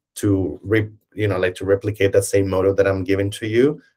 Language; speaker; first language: English; non-native, fluent; Spanish